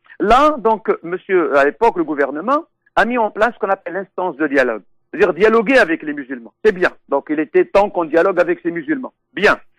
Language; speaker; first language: French; non-native, local second language; Arabic